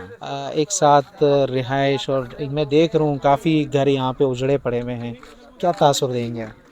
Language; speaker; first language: Urdu; native; Urdu